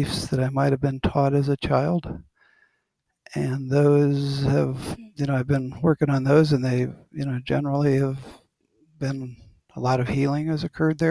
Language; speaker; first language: English; native; English